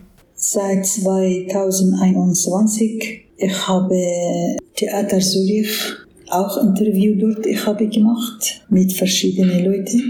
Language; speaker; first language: German; non-native, learner; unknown